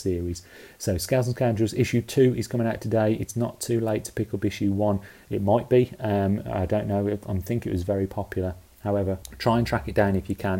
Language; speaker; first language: English; native; English